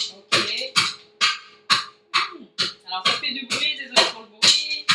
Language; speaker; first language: French; native; French